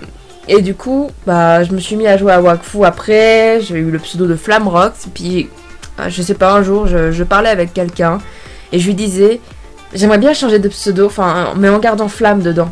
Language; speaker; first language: French; native; French